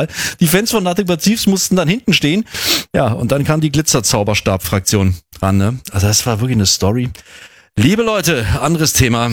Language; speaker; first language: German; native; German